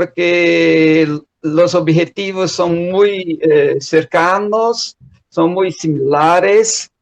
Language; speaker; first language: Spanish; non-native, fluent; Portuguese